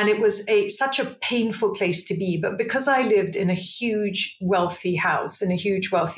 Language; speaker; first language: English; non-native, local second language; Punjabi